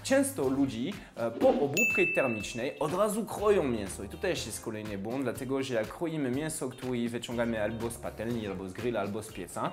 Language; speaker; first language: Polish; non-native, fluent; French